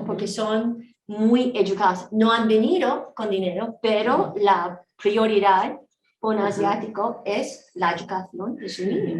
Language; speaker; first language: Spanish; non-native, fluent; Korean